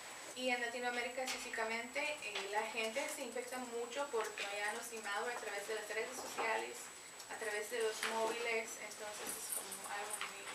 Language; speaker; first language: Spanish; non-native, fluent; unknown